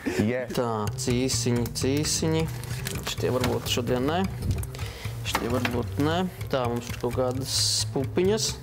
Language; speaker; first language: Latvian; native; Latvian